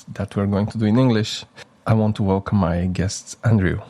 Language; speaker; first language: English; non-native, fluent; Bulgarian